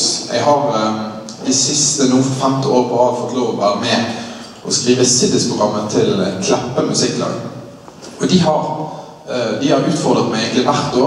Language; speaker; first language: Norwegian; native; Norwegian